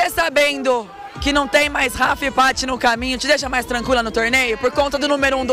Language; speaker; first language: Portuguese; native; Portuguese